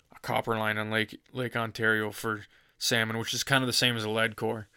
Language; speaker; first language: English; native; English